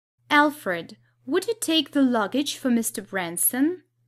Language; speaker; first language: English; non-native, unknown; Russian